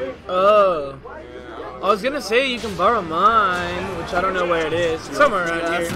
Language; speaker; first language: English; native; English